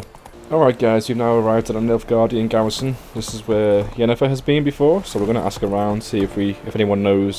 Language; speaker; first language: English; native; English